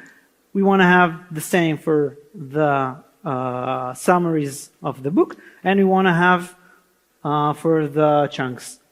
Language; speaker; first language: English; non-native, fluent; Hebrew